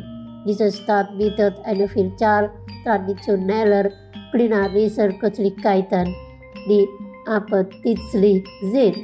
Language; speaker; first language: German; non-native, fluent; Indonesian